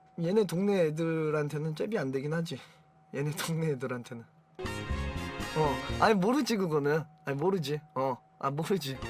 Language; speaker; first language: Korean; native; Korean